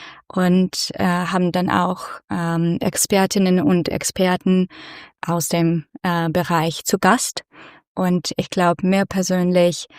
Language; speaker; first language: German; non-native, fluent; Russian